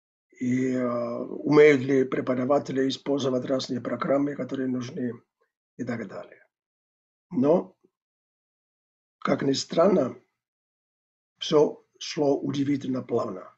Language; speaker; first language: Russian; non-native, fluent; Finnish